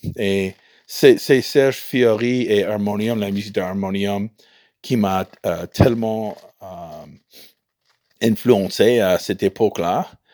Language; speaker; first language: French; non-native, fluent; English